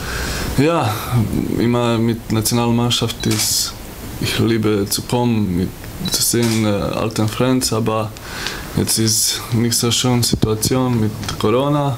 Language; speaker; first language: German; non-native, learner; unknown